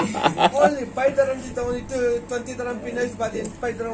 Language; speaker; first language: English; non-native, learner; Hindi